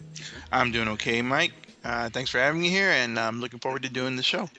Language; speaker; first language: English; native; English